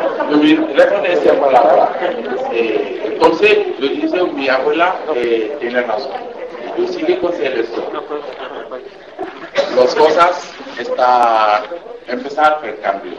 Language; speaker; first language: Spanish; non-native, learner; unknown